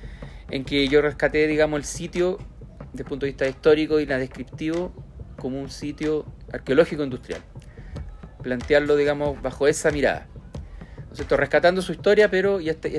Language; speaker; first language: Spanish; native; Spanish